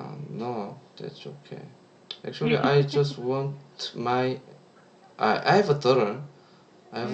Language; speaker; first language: English; non-native, learner; Korean